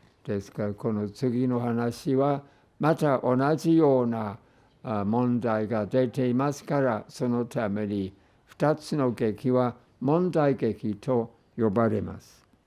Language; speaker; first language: Japanese; non-native, fluent; English